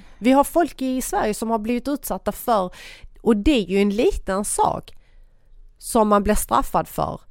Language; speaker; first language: Swedish; early bilingual, other home language; Persian